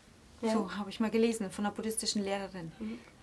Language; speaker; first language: German; native; German